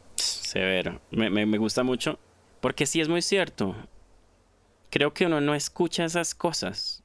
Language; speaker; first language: Spanish; native; Spanish